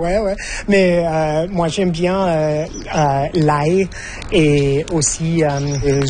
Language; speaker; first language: French; non-native, fluent; English